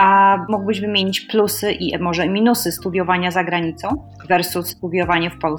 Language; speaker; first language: Polish; native; Polish